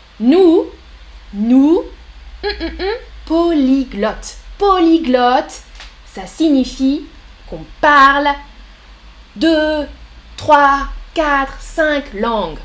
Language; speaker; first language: French; native; French